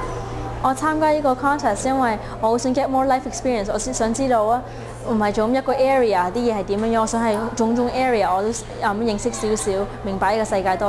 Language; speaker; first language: Chinese; early bilingual, heritage; Chinese